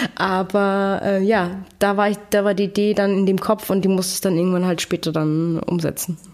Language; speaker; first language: German; native; German